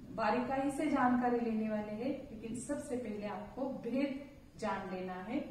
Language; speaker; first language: Hindi; non-native, local second language; Marathi